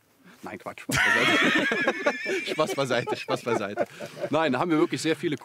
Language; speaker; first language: German; native; German